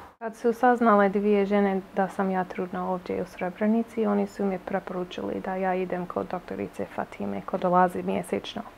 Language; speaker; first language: Bosnian; non-native, learner; English